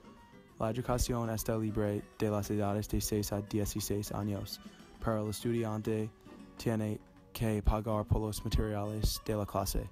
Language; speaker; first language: Spanish; non-native, learner; English